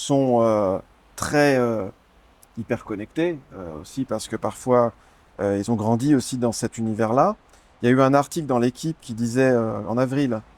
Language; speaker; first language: French; native; French